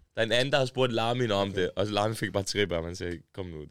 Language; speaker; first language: Danish; early bilingual, other home language; Serbian